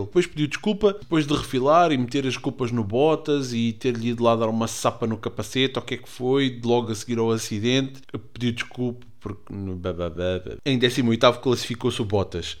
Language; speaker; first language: Portuguese; native; Portuguese